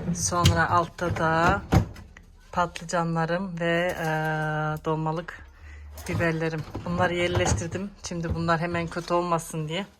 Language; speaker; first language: Turkish; early bilingual, heritage; Turkish